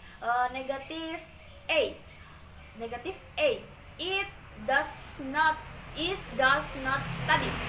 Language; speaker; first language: English; non-native, learner; Indonesian